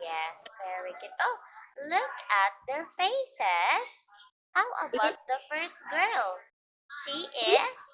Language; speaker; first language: English; non-native, fluent; Filipino